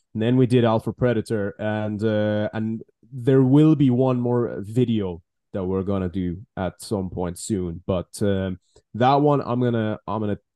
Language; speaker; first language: English; non-native, fluent; Persian